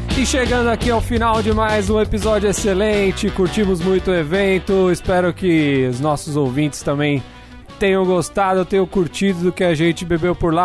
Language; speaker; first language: Portuguese; native; Portuguese